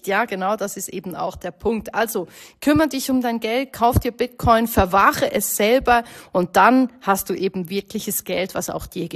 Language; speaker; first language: German; native; German